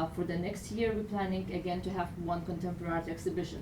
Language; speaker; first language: English; non-native, fluent; Lithuanian